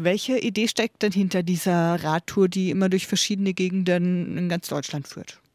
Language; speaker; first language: German; native; German